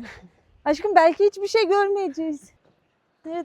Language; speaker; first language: Turkish; native; Turkish